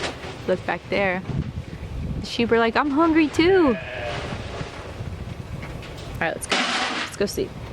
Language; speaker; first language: English; native; English